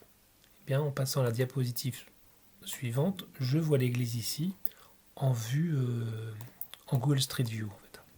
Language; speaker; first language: French; native; French